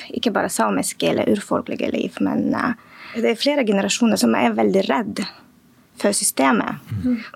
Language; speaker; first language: Norwegian; non-native, fluent; Russian